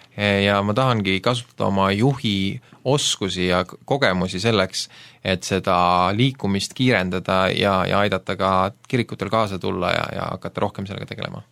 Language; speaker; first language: Estonian; native; Estonian